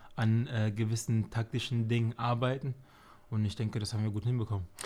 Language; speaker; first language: German; native; German